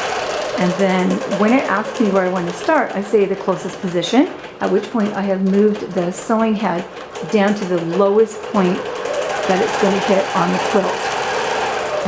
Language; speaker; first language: English; native; English